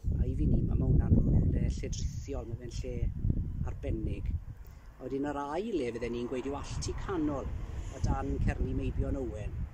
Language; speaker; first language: Welsh; early bilingual, heritage; Welsh